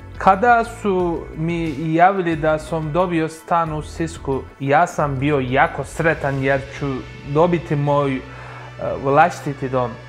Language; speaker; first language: Croatian; non-native, learner; Turkish